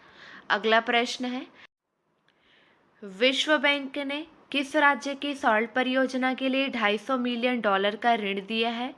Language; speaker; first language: Hindi; native; Hindi